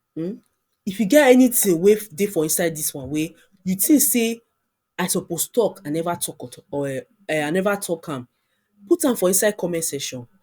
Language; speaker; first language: Nigerian Pidgin; non-native, local second language; Yoruba